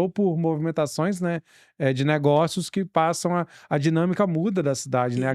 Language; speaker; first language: Portuguese; native; Portuguese